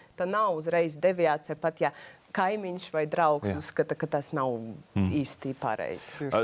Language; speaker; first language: Latvian; non-native, local second language; Russian